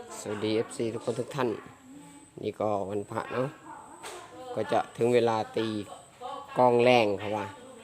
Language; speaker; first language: Thai; non-native, local second language; Lao